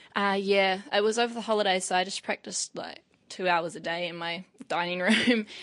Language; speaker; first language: English; native; English